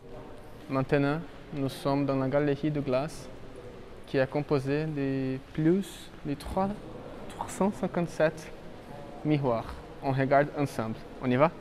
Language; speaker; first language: French; non-native, fluent; Portuguese